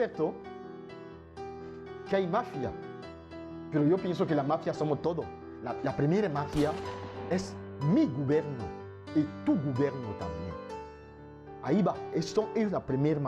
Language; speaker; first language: Spanish; non-native, fluent; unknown